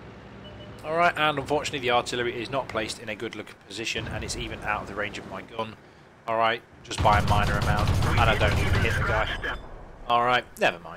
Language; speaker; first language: English; native; English